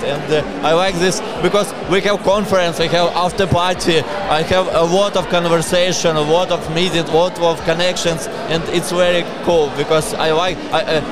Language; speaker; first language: English; non-native, learner; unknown